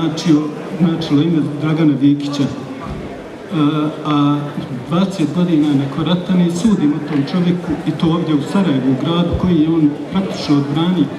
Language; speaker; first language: Bosnian; native; Bosnian